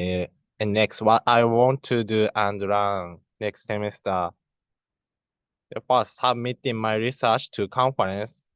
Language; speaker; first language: English; non-native, learner; Japanese